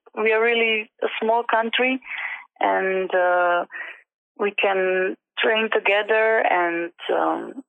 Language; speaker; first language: English; non-native, learner; Slovenian